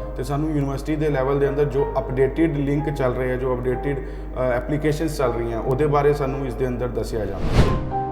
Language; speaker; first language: Punjabi; non-native, local second language; Hindi